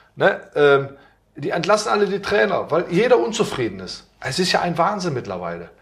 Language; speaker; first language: German; native; German